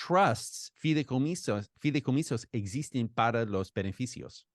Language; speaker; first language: Spanish; non-native, fluent; English